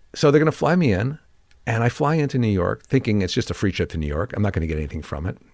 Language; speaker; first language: English; native; English